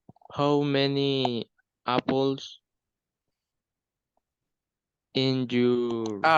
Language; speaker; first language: English; non-native, learner; Spanish